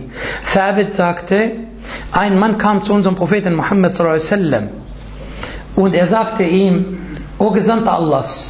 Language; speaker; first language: German; non-native, fluent; Arabic